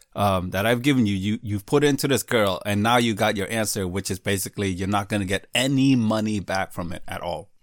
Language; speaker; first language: English; native; English